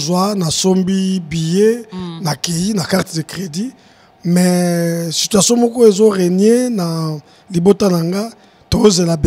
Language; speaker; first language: French; non-native, local second language; Lingala